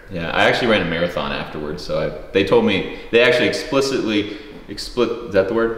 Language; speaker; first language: English; native; English